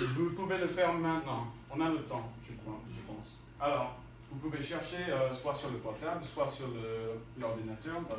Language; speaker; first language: French; non-native, fluent; English